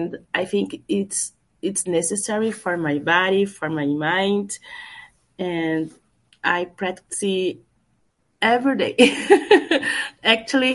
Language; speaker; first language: English; non-native, learner; Portuguese